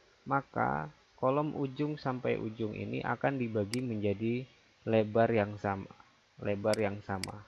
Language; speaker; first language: Indonesian; native; Indonesian